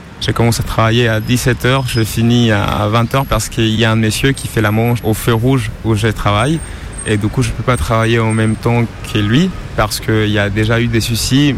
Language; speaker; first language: French; non-native, fluent; Spanish